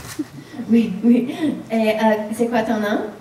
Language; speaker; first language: French; non-native, fluent; English